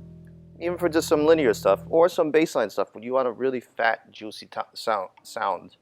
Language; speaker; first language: English; native; English